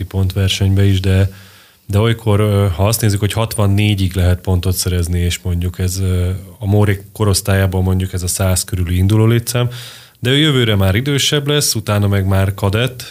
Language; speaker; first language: Hungarian; native; Hungarian